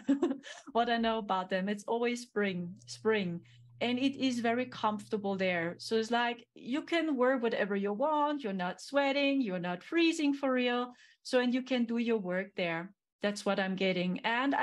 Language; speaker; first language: English; non-native, fluent; German